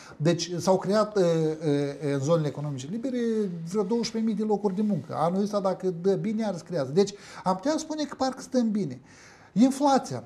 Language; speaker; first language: Romanian; native; Romanian